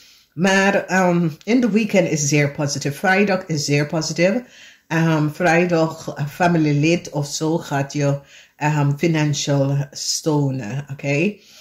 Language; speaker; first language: Dutch; non-native, learner; English